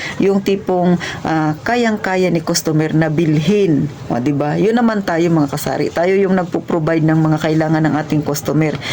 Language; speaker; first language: Filipino; non-native, local second language; Cebuano